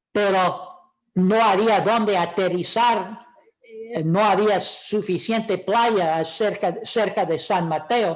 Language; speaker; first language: Spanish; non-native, fluent; English